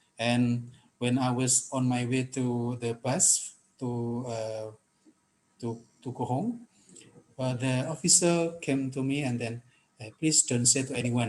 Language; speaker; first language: English; non-native, fluent; Indonesian